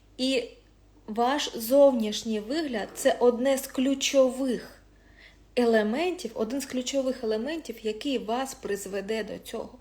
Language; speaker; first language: Ukrainian; non-native, local second language; Russian